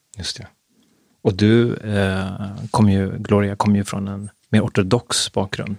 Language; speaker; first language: Swedish; native; Swedish